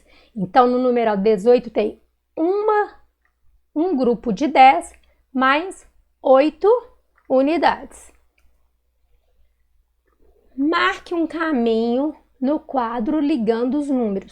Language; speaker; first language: Portuguese; native; Portuguese